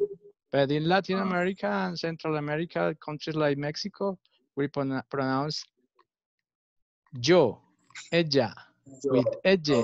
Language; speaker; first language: English; non-native, fluent; Spanish